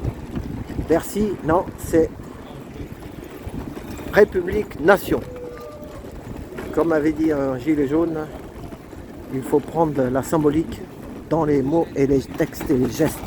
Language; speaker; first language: French; native; French